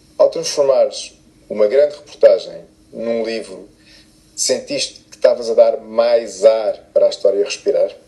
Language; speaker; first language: Portuguese; native; Portuguese